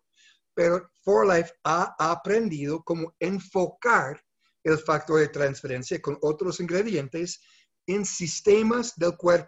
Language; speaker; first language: Spanish; non-native, fluent; English